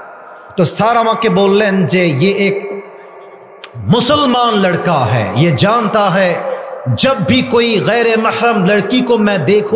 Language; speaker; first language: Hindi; non-native, fluent; Bangla